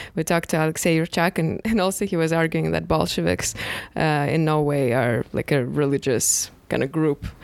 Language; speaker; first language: English; non-native, fluent; Russian